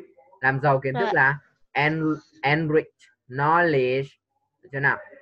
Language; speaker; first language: Vietnamese; native; Vietnamese